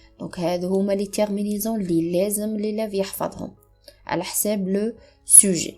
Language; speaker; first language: Arabic; native; Arabic